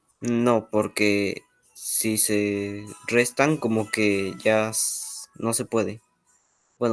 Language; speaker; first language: Spanish; native; Spanish